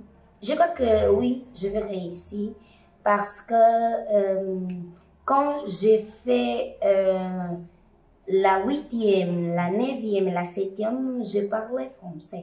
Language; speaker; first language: French; non-native, fluent; Portuguese